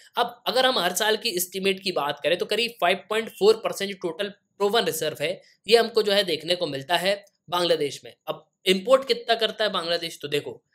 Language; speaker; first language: Hindi; native; Hindi